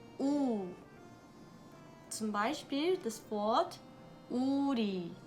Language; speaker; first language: German; non-native, learner; Korean